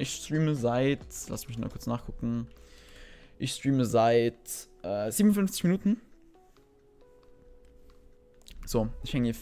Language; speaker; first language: German; native; German